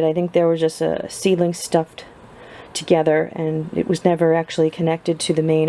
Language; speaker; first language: English; native; English